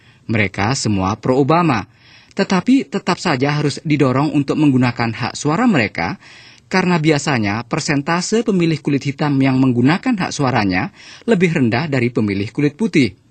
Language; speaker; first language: Indonesian; native; Indonesian